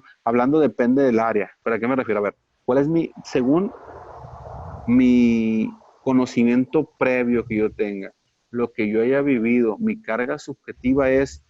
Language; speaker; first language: Spanish; native; Spanish